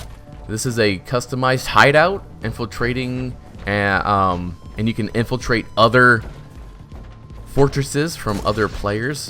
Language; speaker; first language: English; native; English